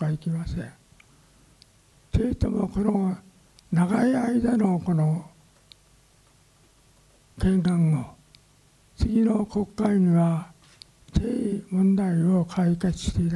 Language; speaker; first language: Japanese; non-native, local second language; Korean